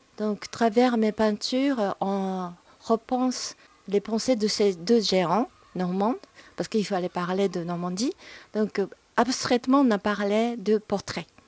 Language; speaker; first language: French; non-native, fluent; Japanese